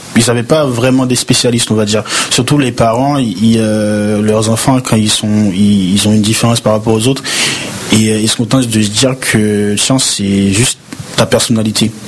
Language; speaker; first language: French; early bilingual, other home language; Haitian Creole